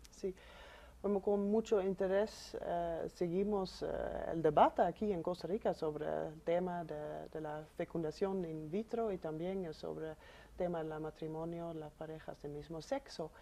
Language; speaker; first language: Spanish; non-native, fluent; Dutch